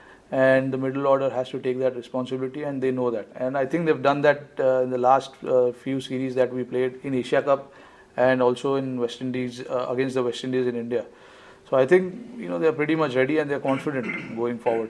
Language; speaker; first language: English; non-native, local second language; Marathi